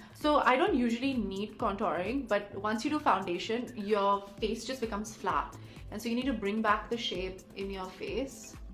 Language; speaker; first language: English; non-native, local second language; Hindi